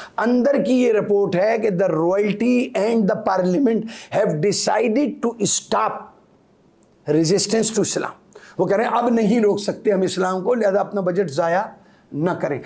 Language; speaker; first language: Urdu; native; Urdu